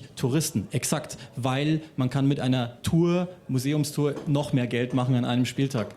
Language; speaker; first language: German; native; German